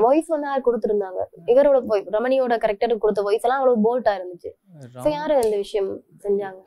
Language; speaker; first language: Tamil; native; Tamil